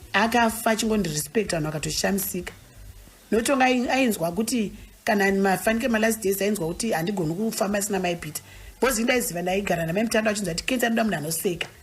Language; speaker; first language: Shona; native; Shona